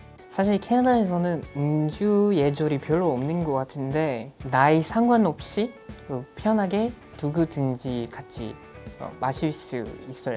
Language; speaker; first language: Korean; non-native, fluent; English